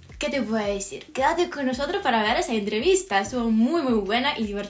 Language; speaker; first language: Spanish; non-native, learner; Ukrainian